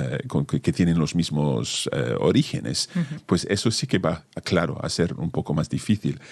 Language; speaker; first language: Spanish; non-native, fluent; English